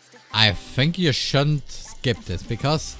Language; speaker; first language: English; non-native, learner; German